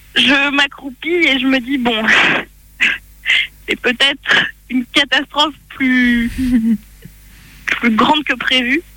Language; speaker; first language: French; native; French